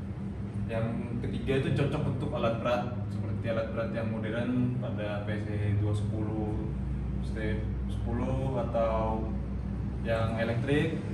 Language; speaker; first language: Indonesian; native; Indonesian